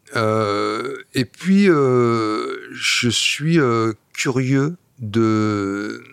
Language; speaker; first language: French; non-native, fluent; Dutch